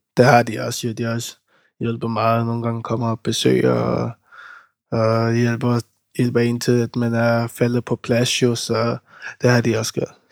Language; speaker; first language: Danish; early bilingual, other home language; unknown